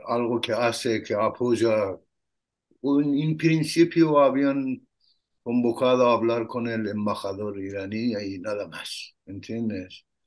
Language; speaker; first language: Spanish; non-native, learner; Persian